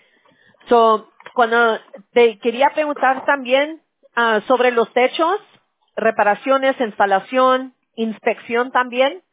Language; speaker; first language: Spanish; early bilingual, heritage; Spanish